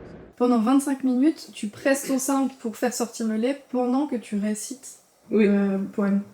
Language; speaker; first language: French; native; French